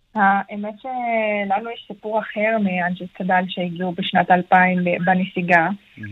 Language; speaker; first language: Hebrew; early bilingual, heritage; Arabic